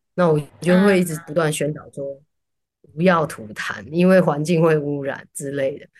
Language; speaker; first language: Chinese; native; Chinese